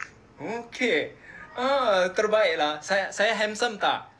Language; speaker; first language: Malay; non-native, local second language; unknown